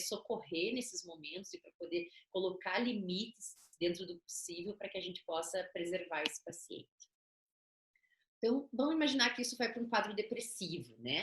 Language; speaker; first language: Portuguese; native; Portuguese